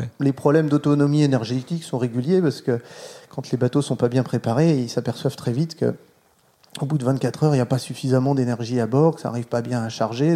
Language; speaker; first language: French; native; French